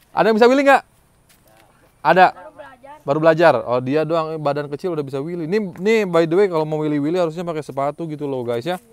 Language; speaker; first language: Indonesian; native; Indonesian